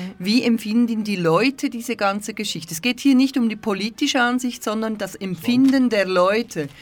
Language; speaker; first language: German; early bilingual, other home language; Turkish